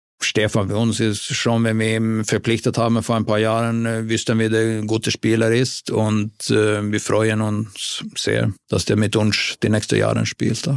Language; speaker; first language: German; non-native, fluent; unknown